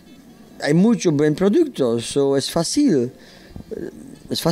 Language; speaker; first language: Spanish; non-native, learner; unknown